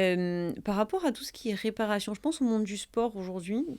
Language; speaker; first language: French; native; French